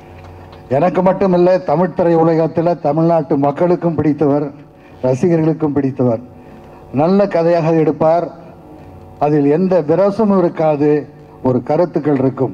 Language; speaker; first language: Tamil; native; Tamil